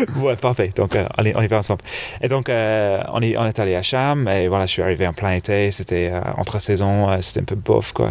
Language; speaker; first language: French; non-native, fluent; English